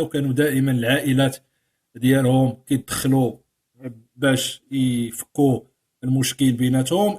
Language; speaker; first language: Arabic; native; Arabic